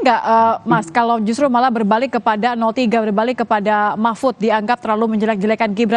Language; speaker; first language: Indonesian; native; Indonesian